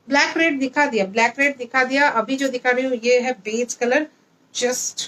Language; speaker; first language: Hindi; non-native, local second language; Bangla